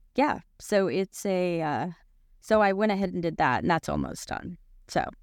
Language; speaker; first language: English; native; English